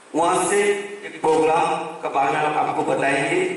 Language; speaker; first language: Hindi; non-native, local second language; Bangla